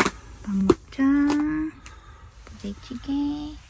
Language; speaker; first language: Korean; non-native, learner; Filipino